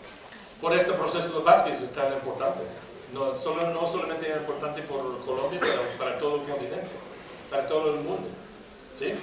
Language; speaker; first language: Spanish; non-native, fluent; English